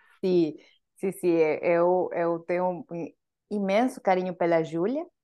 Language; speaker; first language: Portuguese; non-native, fluent; Spanish